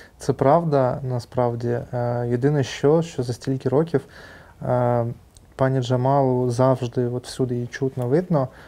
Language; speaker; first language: Ukrainian; non-native, local second language; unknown